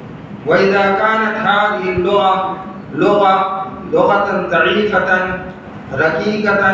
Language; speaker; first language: Arabic; non-native, fluent; Urdu